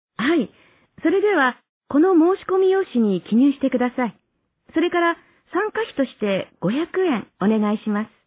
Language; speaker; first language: Japanese; native; Japanese